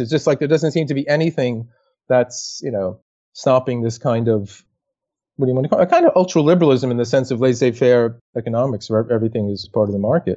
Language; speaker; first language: English; native; English